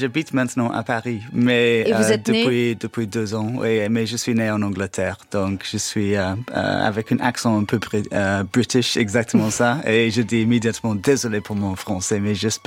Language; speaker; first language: French; non-native, learner; English